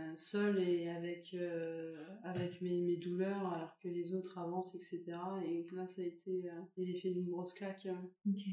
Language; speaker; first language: French; native; French